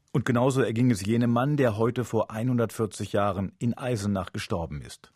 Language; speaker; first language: German; native; German